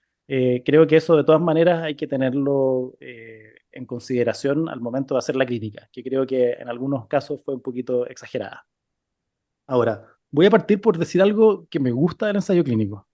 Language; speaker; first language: Spanish; native; Spanish